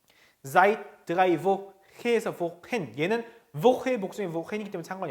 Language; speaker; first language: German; non-native, fluent; Korean